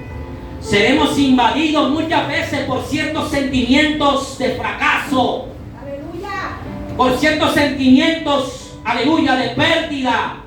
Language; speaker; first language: Spanish; native; Spanish